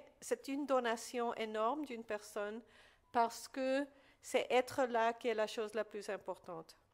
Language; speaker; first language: French; non-native, fluent; Spanish